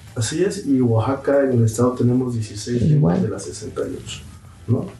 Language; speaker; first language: Spanish; non-native, local second language; Zapotec